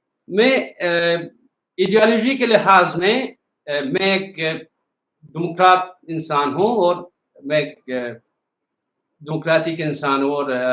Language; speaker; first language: Hindi; non-native, learner; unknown